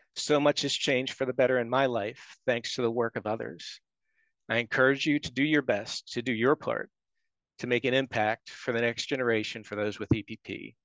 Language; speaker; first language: English; native; English